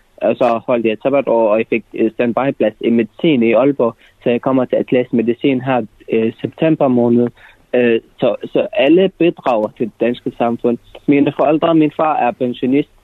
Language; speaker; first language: Danish; non-native, fluent; Arabic